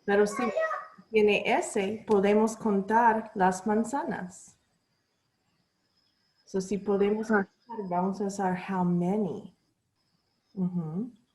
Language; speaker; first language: Spanish; non-native, learner; English